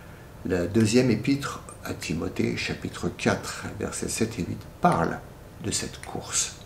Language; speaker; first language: French; native; French